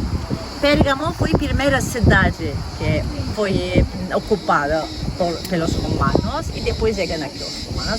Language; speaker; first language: Portuguese; non-native, fluent; Turkish